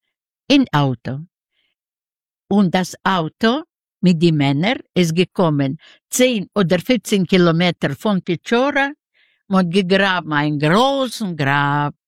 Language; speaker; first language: German; non-native, fluent; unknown